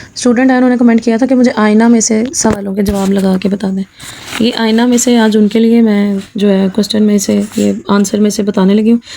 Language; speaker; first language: Urdu; non-native, local second language; Punjabi